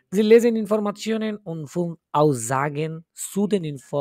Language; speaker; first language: German; non-native, fluent; Bangla